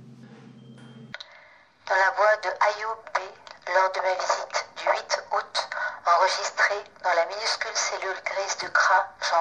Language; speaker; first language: French; native; French